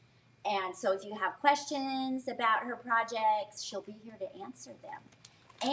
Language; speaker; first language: English; native; English